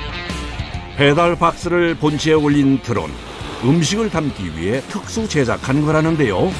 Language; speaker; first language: Korean; native; Korean